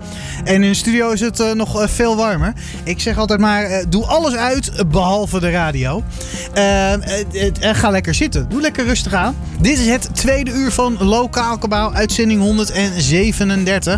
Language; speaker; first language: Dutch; native; Dutch